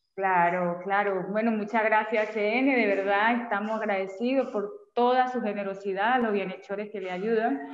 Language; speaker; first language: Spanish; native; Spanish